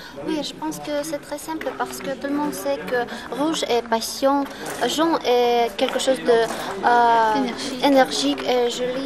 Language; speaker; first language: French; non-native, fluent; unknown